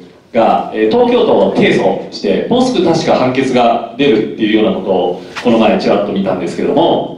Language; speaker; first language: Japanese; native; Japanese